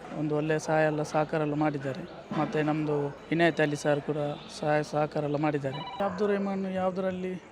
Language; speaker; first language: Kannada; non-native, local second language; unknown